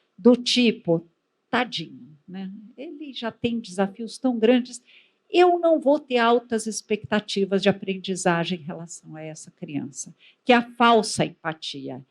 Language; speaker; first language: Portuguese; native; Portuguese